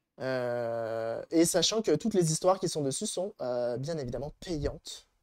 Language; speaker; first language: French; native; French